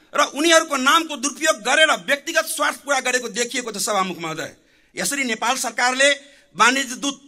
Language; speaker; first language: Nepali; non-native, local second language; Maithili